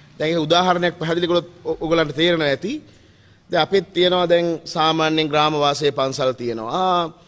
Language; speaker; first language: Sinhala; native; Sinhala